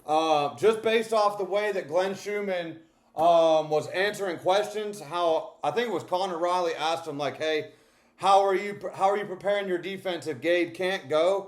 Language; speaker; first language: English; native; English